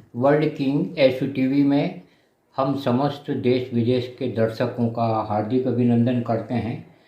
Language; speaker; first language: Hindi; native; Hindi